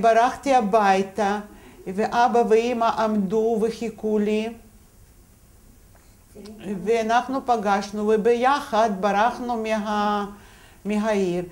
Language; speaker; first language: Hebrew; non-native, fluent; Russian